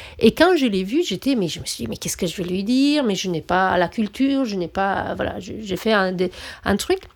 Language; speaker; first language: French; non-native, fluent; Romanian